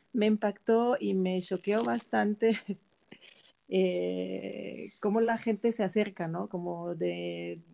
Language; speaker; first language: Spanish; non-native, fluent; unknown